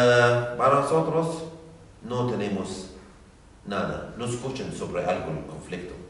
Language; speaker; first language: Spanish; non-native, learner; Arabic